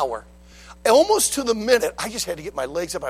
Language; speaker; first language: English; native; English